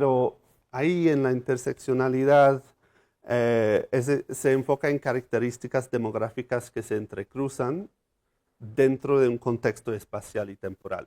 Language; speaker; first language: Spanish; non-native, fluent; English